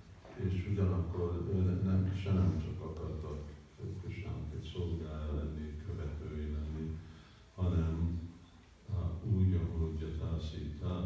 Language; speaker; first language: Hungarian; early bilingual, heritage; Hungarian